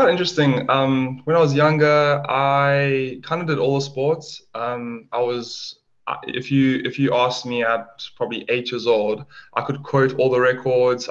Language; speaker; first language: English; native; English